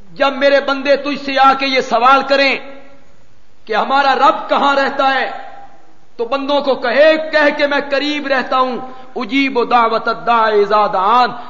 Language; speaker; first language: Urdu; non-native, local second language; Punjabi